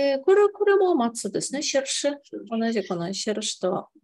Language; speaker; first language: Japanese; non-native, fluent; Tatar